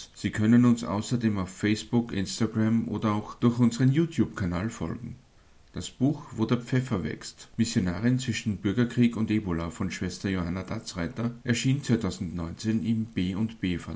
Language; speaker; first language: German; native; German